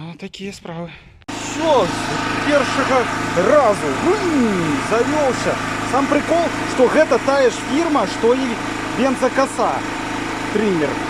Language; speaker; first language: Belarusian; native; Belarusian